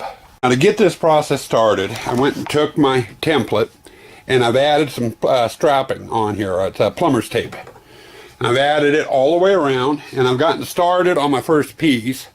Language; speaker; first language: English; native; English